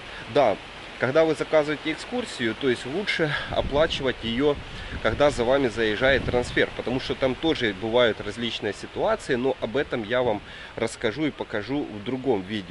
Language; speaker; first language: Russian; native; Russian